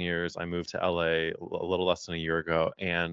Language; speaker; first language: English; native; English